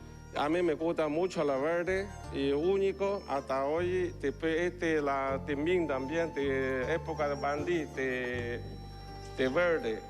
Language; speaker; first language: Spanish; non-native, learner; Chinese